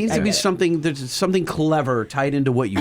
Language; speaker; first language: English; native; English